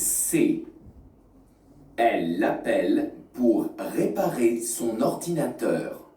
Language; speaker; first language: French; non-native, learner; Russian